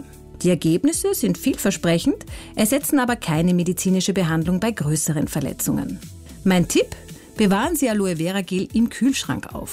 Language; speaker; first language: German; native; German